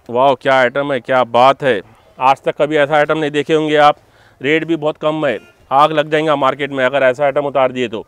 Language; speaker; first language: Hindi; non-native, local second language; Telugu